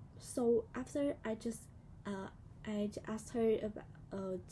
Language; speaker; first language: English; non-native, learner; Vietnamese